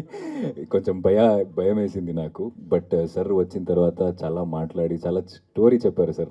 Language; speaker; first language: Telugu; non-native, fluent; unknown